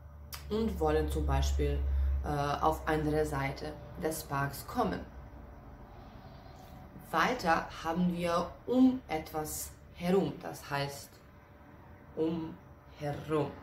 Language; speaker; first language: German; non-native, fluent; Serbian